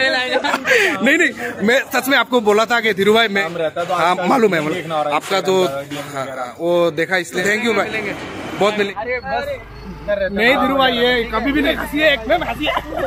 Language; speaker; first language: Hindi; non-native, local second language; Assamese